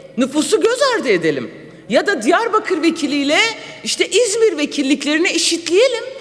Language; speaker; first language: Turkish; non-native, local second language; Kurdish